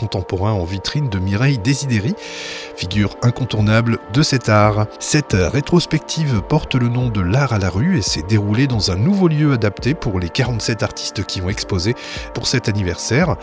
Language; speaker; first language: French; native; French